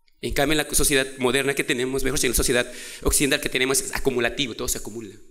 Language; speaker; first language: Spanish; non-native, local second language; Quechua